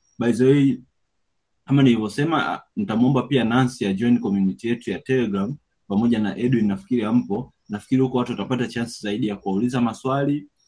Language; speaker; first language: Swahili; native; Swahili